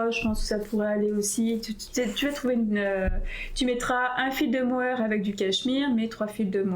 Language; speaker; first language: French; native; French